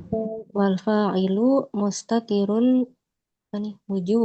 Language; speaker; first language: Arabic; non-native, learner; Indonesian